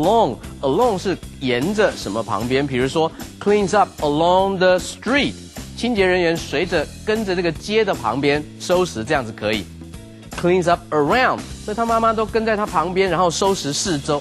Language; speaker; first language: Chinese; native; Chinese